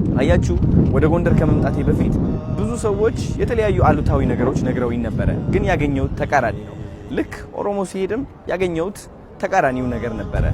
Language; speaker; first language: Amharic; non-native, local second language; Tigrinya